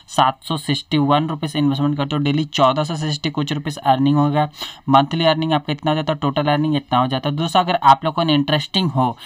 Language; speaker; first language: Hindi; native; Hindi